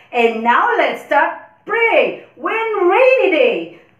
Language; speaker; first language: English; non-native, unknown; Indonesian